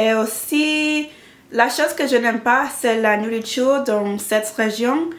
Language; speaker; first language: French; non-native, learner; English